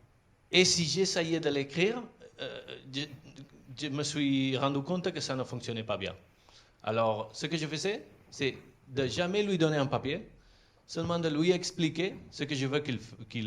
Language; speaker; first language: French; non-native, fluent; Catalan